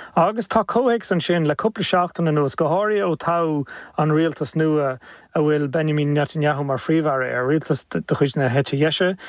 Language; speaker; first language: Irish; native; Irish